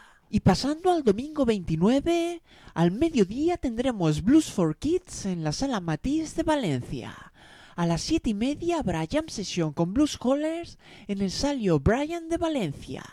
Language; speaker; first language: Spanish; native; Spanish